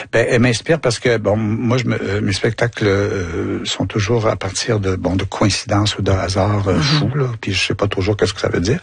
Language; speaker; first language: French; native; French